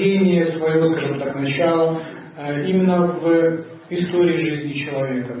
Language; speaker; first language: Russian; native; Russian